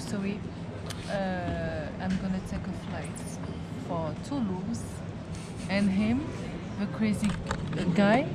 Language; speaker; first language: English; non-native, learner; French